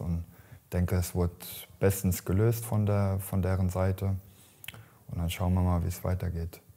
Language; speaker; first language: German; native; German